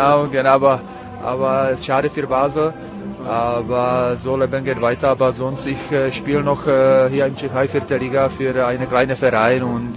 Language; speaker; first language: German; non-native, fluent; Czech